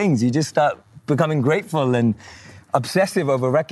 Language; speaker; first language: English; native; English